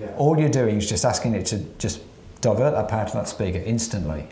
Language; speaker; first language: English; native; English